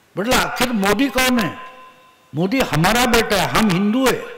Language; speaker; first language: Hindi; non-native, local second language; Marathi